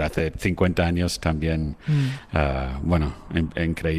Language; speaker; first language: Spanish; non-native, fluent; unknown